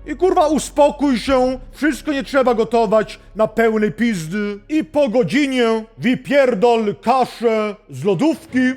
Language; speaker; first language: Polish; non-native, learner; Swedish